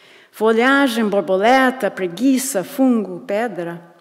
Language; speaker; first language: Portuguese; non-native, fluent; English